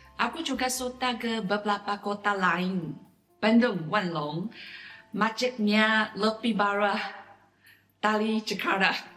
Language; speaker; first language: Indonesian; non-native, fluent; Chinese